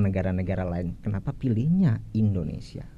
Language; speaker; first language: Indonesian; native; Indonesian